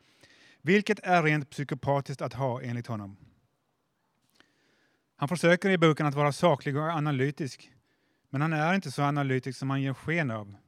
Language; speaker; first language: Swedish; native; Swedish